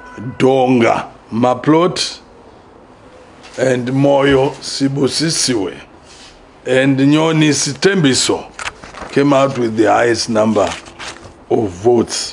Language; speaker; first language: English; non-native, local second language; Shona